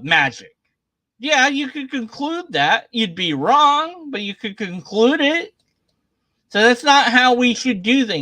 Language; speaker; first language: English; native; English